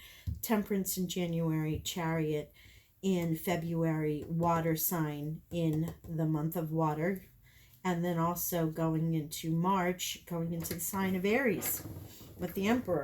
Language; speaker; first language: English; native; English